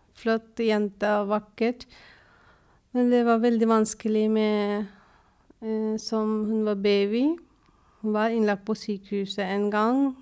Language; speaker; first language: Norwegian; non-native, fluent; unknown